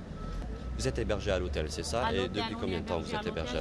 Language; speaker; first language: French; native; French